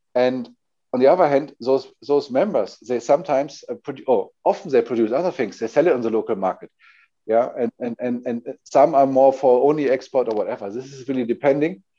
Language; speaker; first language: English; non-native, fluent; German